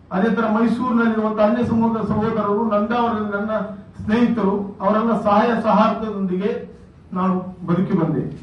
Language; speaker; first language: Kannada; non-native, local second language; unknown